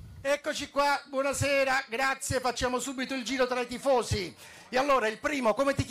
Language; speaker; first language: Italian; native; Italian